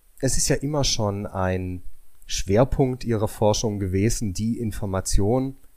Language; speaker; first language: German; native; German